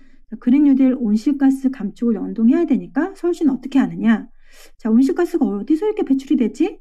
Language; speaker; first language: Korean; native; Korean